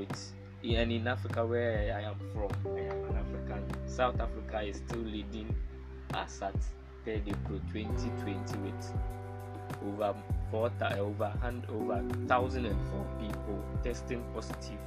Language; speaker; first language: English; non-native, local second language; Akan